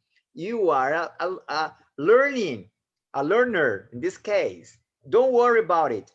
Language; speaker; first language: English; non-native, fluent; Spanish